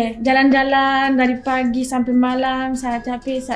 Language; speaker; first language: Indonesian; non-native, learner; French